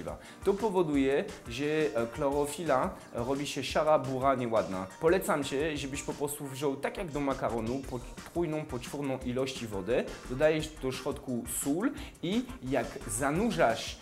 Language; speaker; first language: Polish; non-native, fluent; French